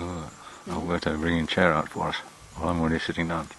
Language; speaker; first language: English; native; English